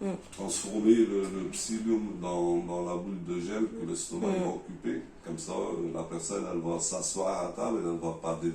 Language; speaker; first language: French; non-native, learner; Portuguese